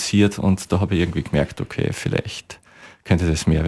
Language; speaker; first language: German; native; German